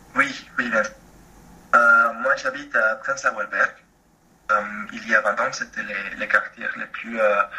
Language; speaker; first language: French; non-native, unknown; Spanish